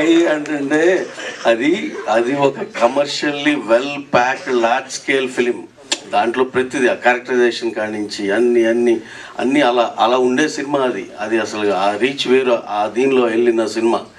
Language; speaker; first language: Telugu; native; Telugu